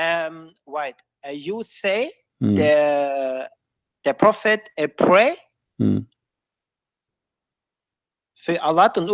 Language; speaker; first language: English; non-native, learner; German